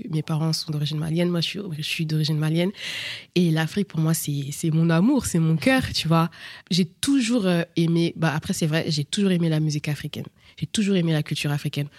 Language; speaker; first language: French; early bilingual, other home language; Bambara